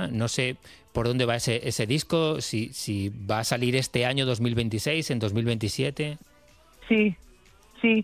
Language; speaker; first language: Spanish; native; Spanish